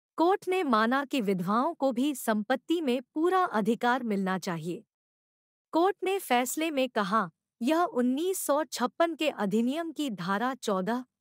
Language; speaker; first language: Hindi; non-native, local second language; Marathi